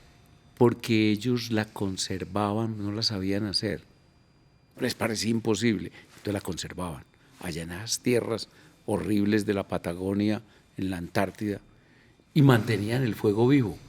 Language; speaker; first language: Spanish; native; Spanish